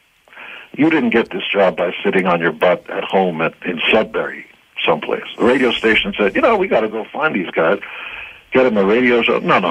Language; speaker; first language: English; non-native, fluent; Hebrew